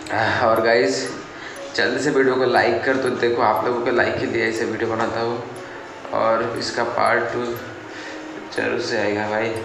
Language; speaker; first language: Hindi; non-native, local second language; Bangla